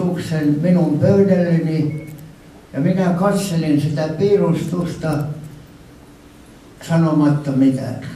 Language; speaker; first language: Finnish; non-native, local second language; Swedish